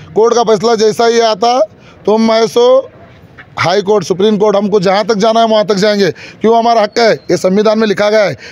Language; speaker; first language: Hindi; native; Hindi